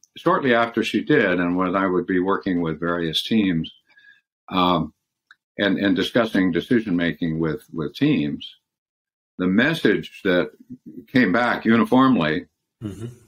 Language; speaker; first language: English; native; English